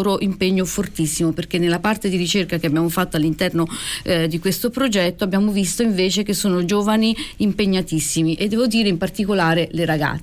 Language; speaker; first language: Italian; native; Italian